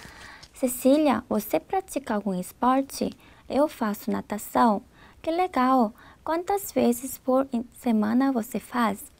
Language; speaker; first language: Portuguese; non-native, fluent; Korean